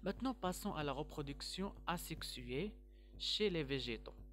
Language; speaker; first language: French; non-native, local second language; Arabic